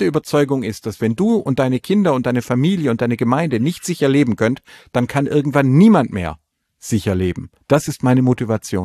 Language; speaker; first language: German; native; German